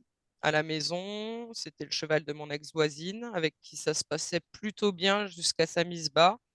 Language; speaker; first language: French; native; French